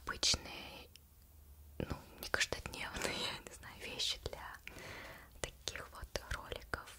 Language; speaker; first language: Russian; native; Russian